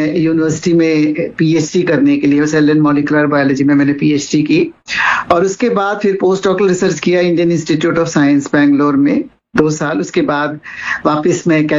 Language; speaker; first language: Hindi; native; Hindi